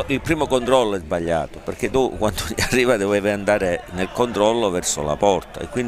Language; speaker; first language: Italian; native; Italian